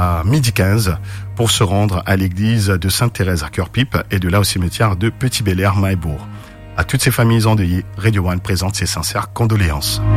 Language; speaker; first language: French; non-native, local second language; Morisyen